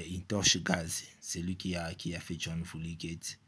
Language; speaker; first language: French; non-native, local second language; Lingala